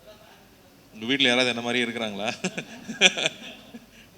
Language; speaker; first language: Tamil; native; Tamil